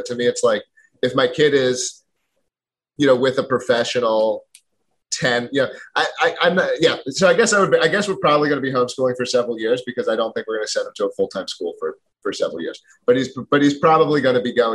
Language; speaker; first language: English; native; English